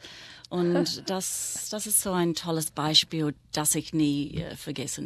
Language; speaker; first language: German; non-native, fluent; English